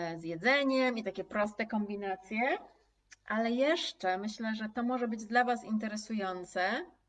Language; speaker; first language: Polish; native; Polish